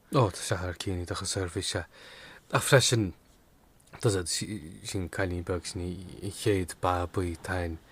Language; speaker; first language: Irish; non-native, local second language; English